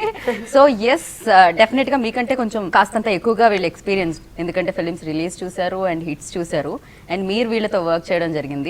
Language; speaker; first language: Telugu; native; Telugu